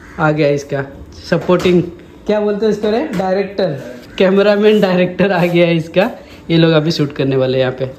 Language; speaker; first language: Hindi; non-native, local second language; Konkani